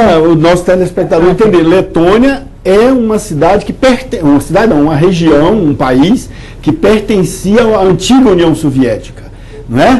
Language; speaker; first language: Portuguese; native; Portuguese